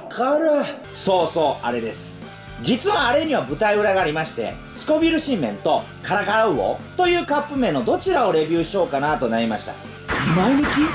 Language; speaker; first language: Japanese; early bilingual, other home language; English